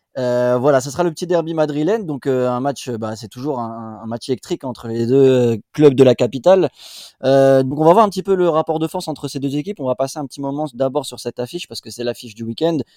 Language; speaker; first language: French; native; French